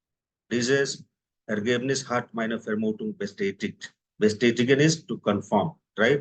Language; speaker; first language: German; non-native, fluent; Hindi